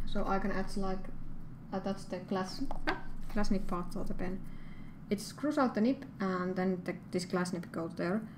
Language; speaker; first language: English; non-native, fluent; Finnish